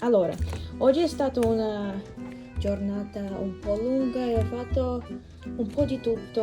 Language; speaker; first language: Italian; non-native, learner; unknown